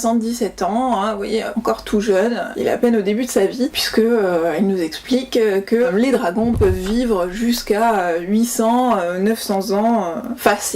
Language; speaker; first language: French; native; French